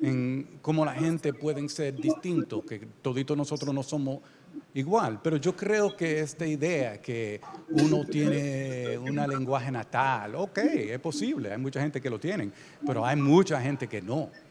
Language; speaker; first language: Spanish; early bilingual, heritage; Spanish